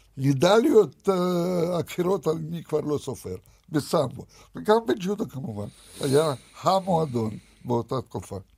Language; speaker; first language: Hebrew; non-native, fluent; Russian